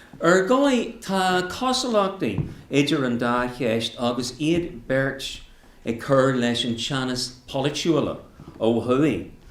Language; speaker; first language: Irish; non-native, local second language; English